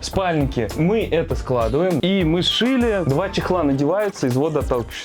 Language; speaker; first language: Russian; native; Russian